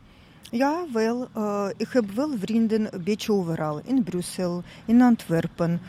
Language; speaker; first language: Dutch; non-native, learner; Russian